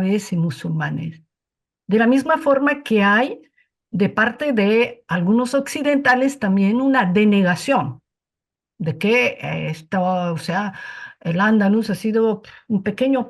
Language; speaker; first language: Spanish; non-native, fluent; Arabic